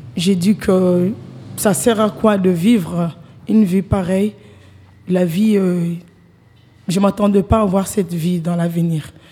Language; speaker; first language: French; non-native, local second language; Lingala